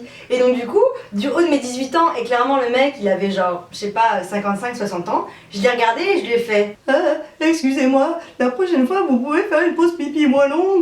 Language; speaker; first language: French; native; French